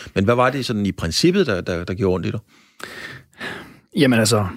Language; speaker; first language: Danish; native; Danish